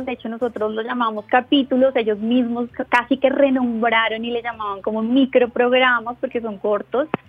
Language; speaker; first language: Spanish; native; Spanish